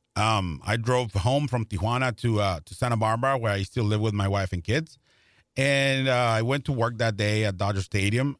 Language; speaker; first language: English; non-native, fluent; Spanish